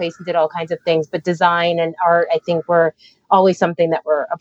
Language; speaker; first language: English; native; English